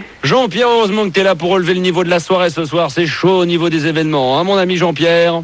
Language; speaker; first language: French; native; French